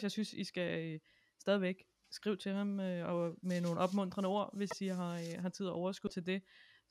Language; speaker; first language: Danish; native; Danish